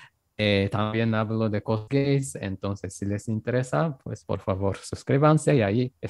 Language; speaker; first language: Spanish; non-native, fluent; Japanese